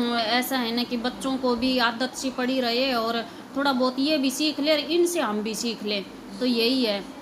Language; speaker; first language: Hindi; native; Hindi